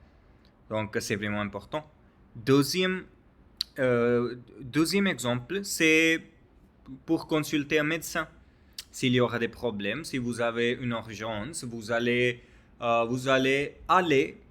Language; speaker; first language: French; non-native, learner; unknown